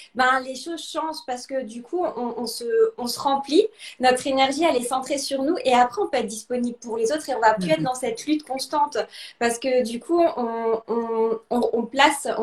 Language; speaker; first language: French; native; French